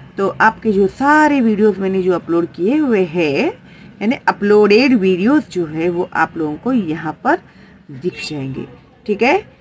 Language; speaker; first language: Hindi; non-native, local second language; Marathi